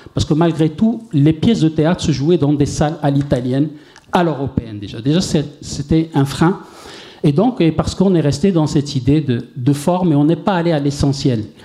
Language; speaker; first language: French; non-native, local second language; Arabic